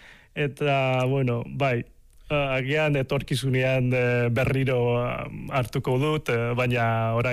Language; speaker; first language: Basque; non-native, local second language; Spanish